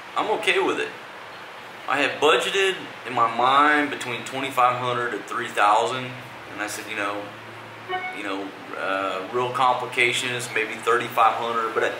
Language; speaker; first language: English; native; English